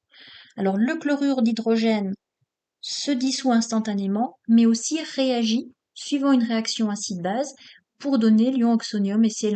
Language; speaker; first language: French; native; French